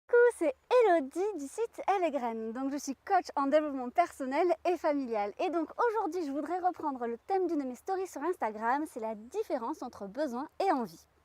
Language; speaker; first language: French; native; French